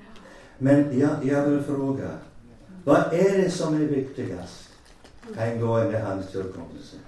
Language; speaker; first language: Swedish; non-native, fluent; English